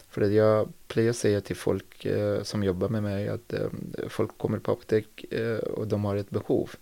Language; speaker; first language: Swedish; non-native, fluent; Persian